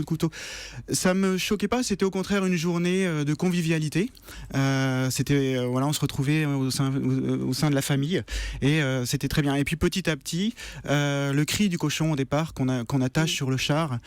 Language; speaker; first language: French; native; French